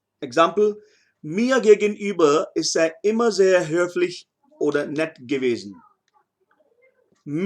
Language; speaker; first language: German; non-native, fluent; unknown